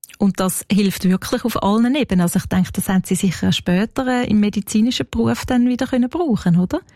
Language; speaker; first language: German; native; German